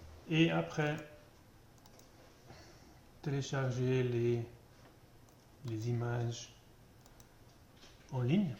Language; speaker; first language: French; non-native, learner; German